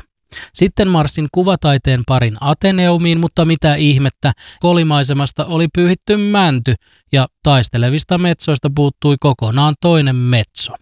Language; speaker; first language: Finnish; native; Finnish